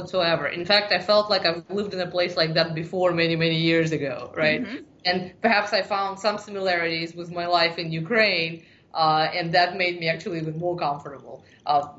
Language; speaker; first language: English; non-native, fluent; Ukrainian